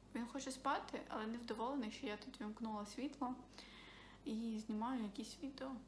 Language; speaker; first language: Ukrainian; non-native, local second language; Russian